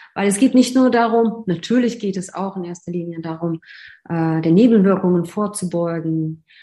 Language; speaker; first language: German; non-native, fluent; Russian